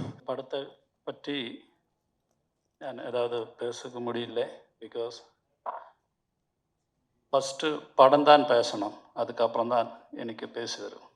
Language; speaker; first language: Tamil; non-native, learner; Malayalam